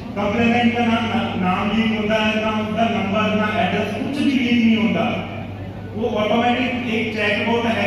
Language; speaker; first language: Hindi; non-native, local second language; Punjabi